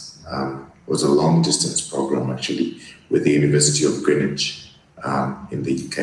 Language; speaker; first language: English; non-native, local second language; Bemba